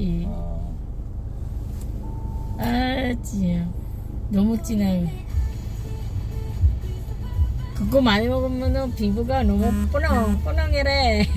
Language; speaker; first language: Korean; non-native, local second language; Filipino